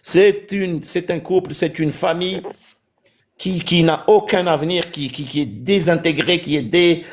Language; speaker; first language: French; non-native, local second language; Arabic